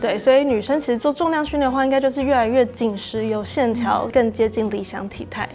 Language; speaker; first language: Chinese; native; Chinese